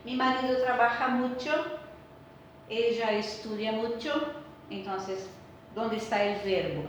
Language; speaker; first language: Spanish; non-native, fluent; Portuguese